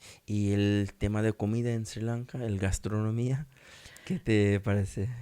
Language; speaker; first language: Spanish; non-native, learner; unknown